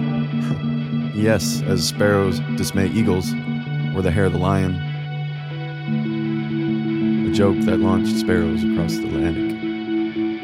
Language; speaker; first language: English; native; English